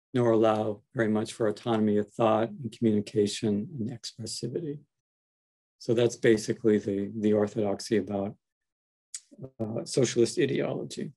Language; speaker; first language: English; native; English